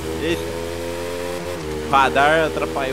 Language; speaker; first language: Portuguese; native; Portuguese